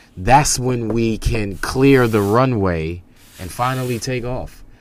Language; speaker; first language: English; native; English